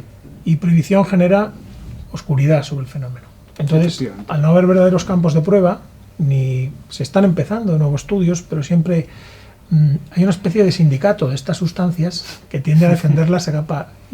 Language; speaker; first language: Spanish; native; Spanish